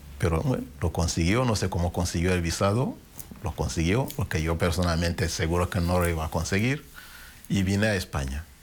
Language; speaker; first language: Spanish; non-native, fluent; Kinyarwanda